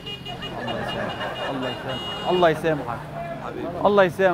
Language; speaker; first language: Arabic; native; Arabic